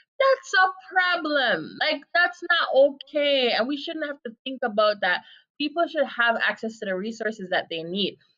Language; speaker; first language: English; native; English